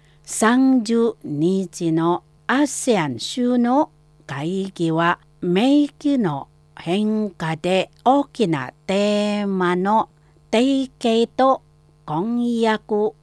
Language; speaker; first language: Japanese; non-native, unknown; Indonesian